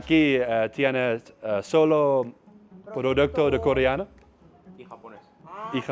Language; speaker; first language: Spanish; non-native, learner; Dutch